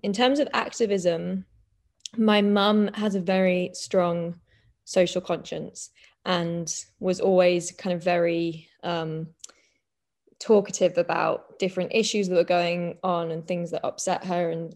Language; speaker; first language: English; native; English